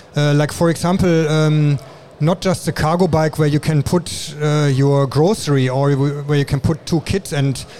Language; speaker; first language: English; non-native, fluent; German